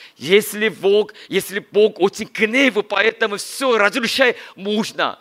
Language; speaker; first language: Russian; non-native, learner; Korean